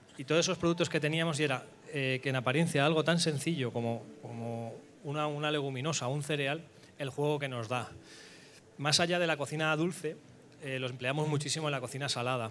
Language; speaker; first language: Spanish; native; Spanish